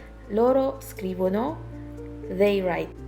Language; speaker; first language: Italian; non-native, learner; Filipino